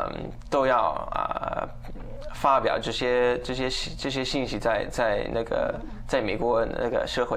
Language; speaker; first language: Chinese; non-native, fluent; English